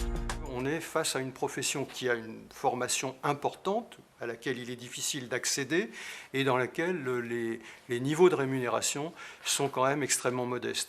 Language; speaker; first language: French; native; French